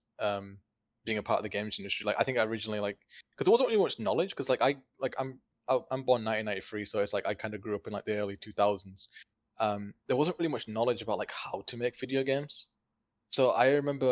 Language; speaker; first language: English; native; English